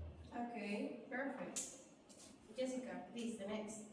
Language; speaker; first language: English; non-native, learner; Spanish